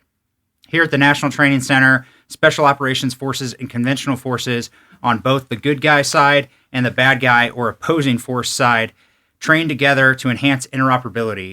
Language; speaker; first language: English; native; English